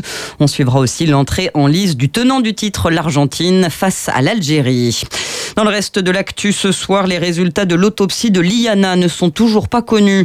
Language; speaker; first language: French; native; French